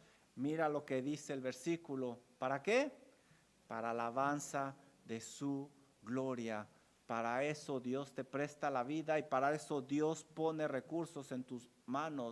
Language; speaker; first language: Spanish; native; Spanish